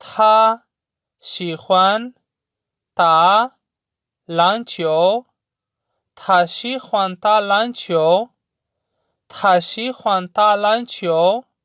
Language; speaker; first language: Chinese; non-native, fluent; Urdu